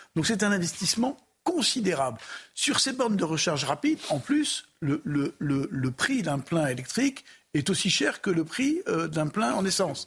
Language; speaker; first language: French; native; French